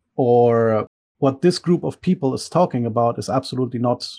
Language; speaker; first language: English; early bilingual, other home language; Bulgarian